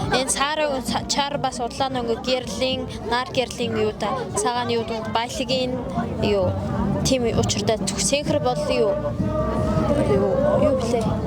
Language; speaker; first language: Mongolian; non-native, local second language; Kazakh